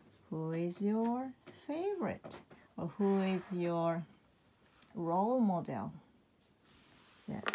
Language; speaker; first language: English; non-native, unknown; Japanese